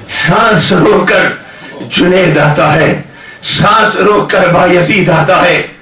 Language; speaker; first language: Urdu; native; Urdu